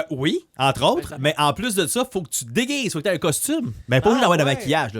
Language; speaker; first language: French; native; French